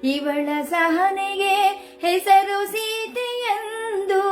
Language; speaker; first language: Kannada; native; Kannada